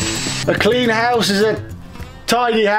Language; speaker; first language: English; native; English